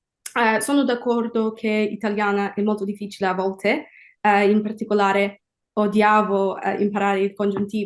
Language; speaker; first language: Italian; non-native, fluent; English